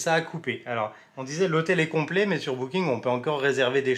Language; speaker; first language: French; native; French